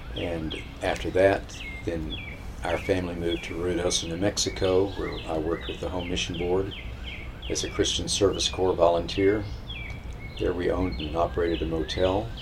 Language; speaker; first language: English; native; English